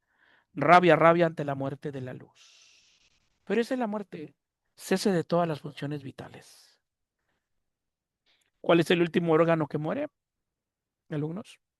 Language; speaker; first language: Spanish; native; Spanish